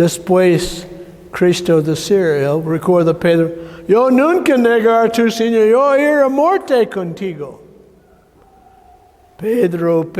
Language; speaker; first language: Spanish; non-native, learner; English